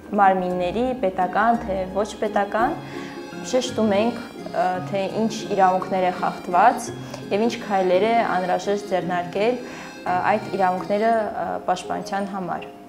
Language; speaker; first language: Armenian; early bilingual, heritage; Armenian